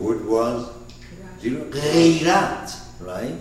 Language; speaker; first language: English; non-native, fluent; Persian